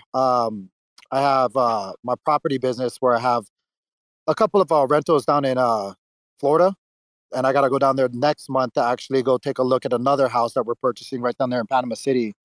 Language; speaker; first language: English; native; English